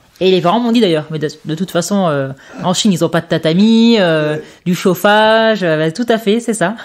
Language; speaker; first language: French; native; French